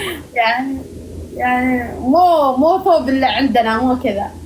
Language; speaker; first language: Arabic; native; Arabic